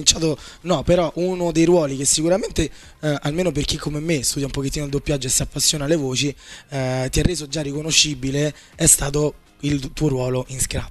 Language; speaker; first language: Italian; native; Italian